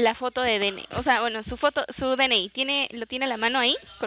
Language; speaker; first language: Spanish; native; Spanish